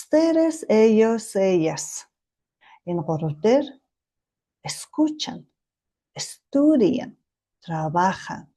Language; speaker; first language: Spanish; non-native, fluent; Mongolian